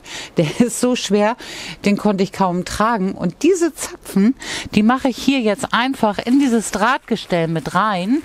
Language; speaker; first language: German; native; German